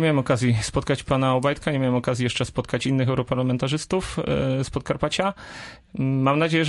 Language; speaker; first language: Polish; native; Polish